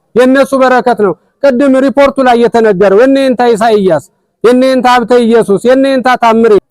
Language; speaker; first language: Amharic; native; Amharic